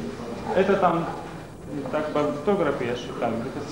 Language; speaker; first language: Russian; non-native, learner; Arabic